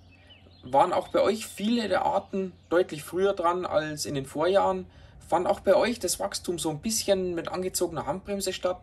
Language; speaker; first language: German; native; German